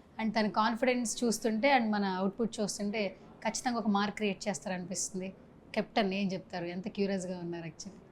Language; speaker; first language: Telugu; native; Telugu